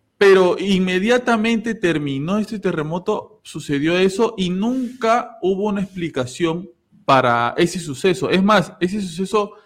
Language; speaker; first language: Spanish; native; Spanish